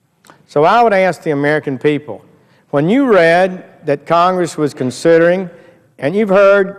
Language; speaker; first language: English; native; English